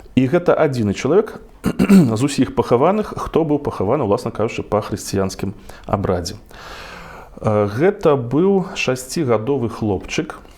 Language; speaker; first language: Belarusian; non-native, local second language; Russian